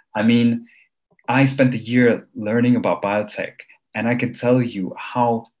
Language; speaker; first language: English; early bilingual, other home language; Armenian